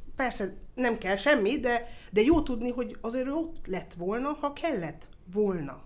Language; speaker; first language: Hungarian; early bilingual, heritage; Hungarian